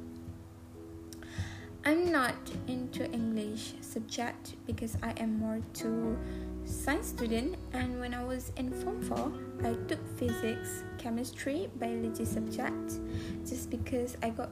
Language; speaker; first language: English; non-native, local second language; Pattani Malay